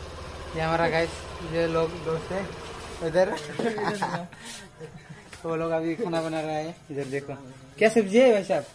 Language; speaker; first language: Hindi; non-native, local second language; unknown